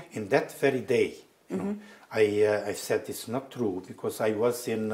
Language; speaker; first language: English; non-native, fluent; Romanian